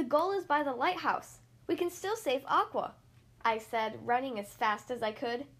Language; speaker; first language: English; native; English